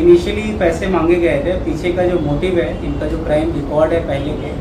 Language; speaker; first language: Hindi; non-native, local second language; Marathi